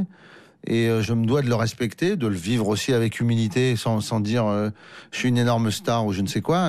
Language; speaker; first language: French; native; French